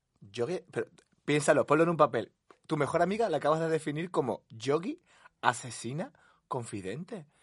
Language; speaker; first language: Spanish; native; Spanish